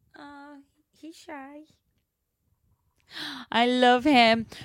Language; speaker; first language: English; native; English